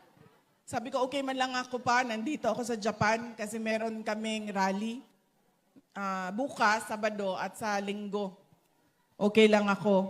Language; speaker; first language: Filipino; non-native, local second language; Cebuano